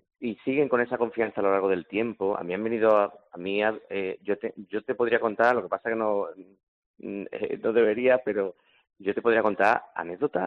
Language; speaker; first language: Spanish; native; Spanish